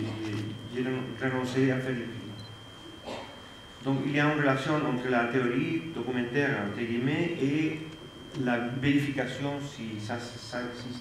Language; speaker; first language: French; non-native, fluent; Spanish